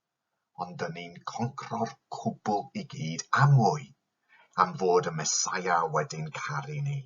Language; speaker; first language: Welsh; non-native, fluent; English